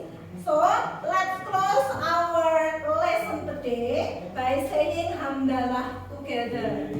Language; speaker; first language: English; non-native, fluent; Indonesian